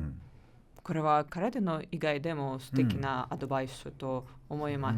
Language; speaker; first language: Japanese; non-native, learner; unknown